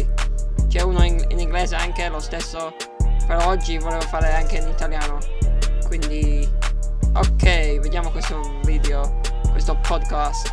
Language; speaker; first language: Italian; early bilingual, heritage; English